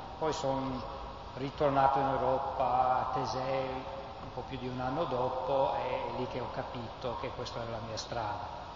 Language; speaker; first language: Italian; non-native, fluent; English